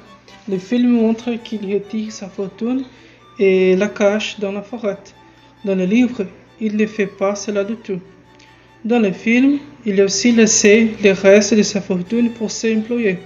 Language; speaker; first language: French; non-native, learner; Portuguese